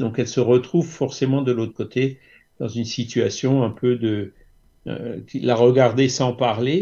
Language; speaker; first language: French; native; French